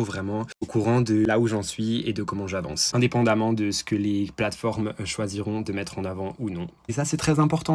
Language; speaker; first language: French; native; French